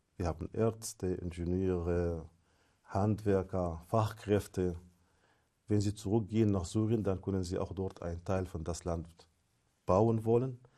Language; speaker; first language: German; non-native, fluent; Arabic